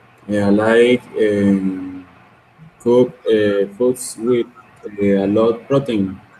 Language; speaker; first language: English; non-native, learner; Spanish